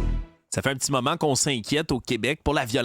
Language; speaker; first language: French; native; French